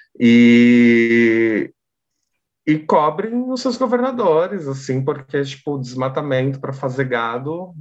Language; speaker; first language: Portuguese; native; Portuguese